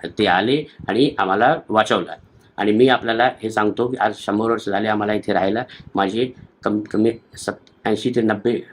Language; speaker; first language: Marathi; non-native, local second language; Hindi